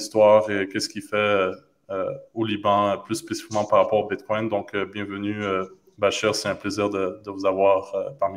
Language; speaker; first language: French; native; French